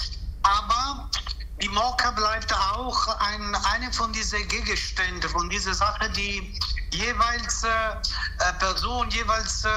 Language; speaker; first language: German; non-native, fluent; Italian